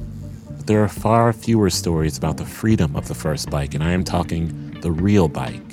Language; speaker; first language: English; native; English